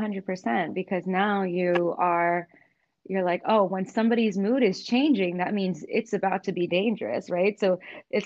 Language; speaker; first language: English; native; English